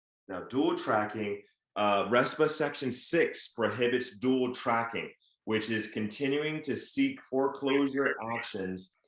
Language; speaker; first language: English; native; English